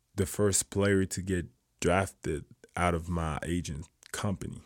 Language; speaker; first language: English; non-native, fluent; French